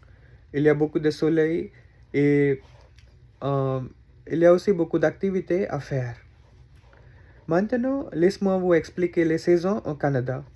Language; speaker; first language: French; non-native, learner; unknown